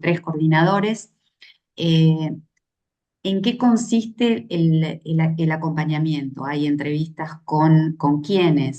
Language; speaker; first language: Spanish; native; Spanish